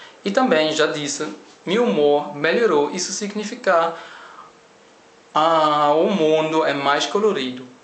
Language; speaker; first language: Portuguese; non-native, learner; German